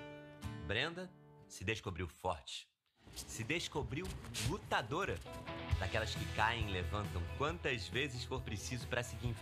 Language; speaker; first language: Portuguese; native; Portuguese